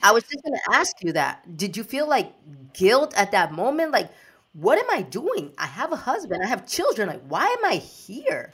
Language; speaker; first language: English; early bilingual, other home language; Spanish